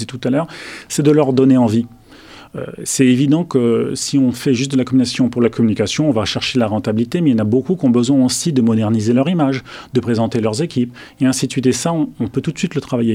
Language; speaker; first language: French; native; French